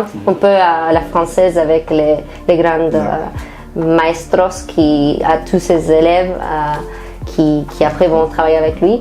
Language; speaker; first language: French; non-native, fluent; Spanish